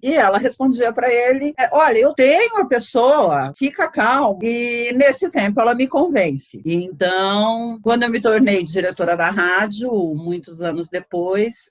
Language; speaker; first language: Portuguese; native; Portuguese